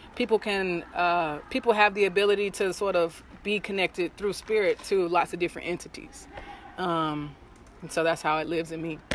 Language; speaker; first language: English; native; English